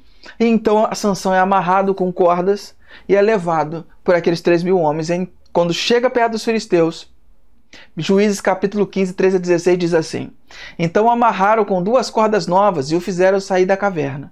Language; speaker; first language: Portuguese; native; Portuguese